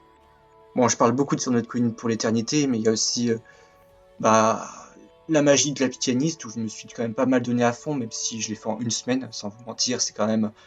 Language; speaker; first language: French; native; French